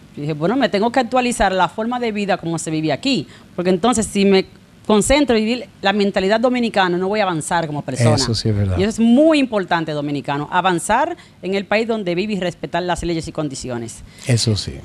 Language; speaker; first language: Spanish; native; Spanish